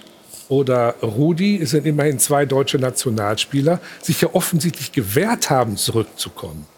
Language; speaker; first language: German; native; German